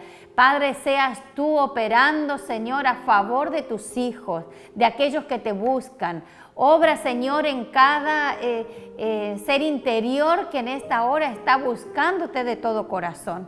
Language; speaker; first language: Spanish; native; Spanish